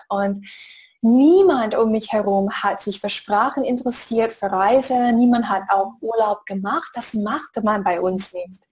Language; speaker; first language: German; non-native, fluent; English